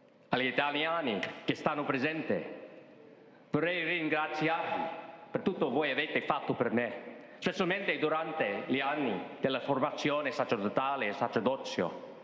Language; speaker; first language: Italian; non-native, fluent; English